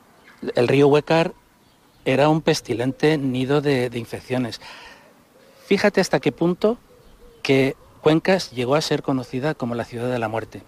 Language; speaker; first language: Spanish; native; Spanish